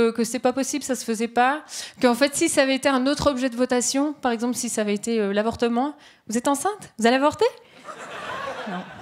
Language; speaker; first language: French; native; French